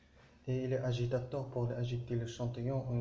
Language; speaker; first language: French; non-native, learner; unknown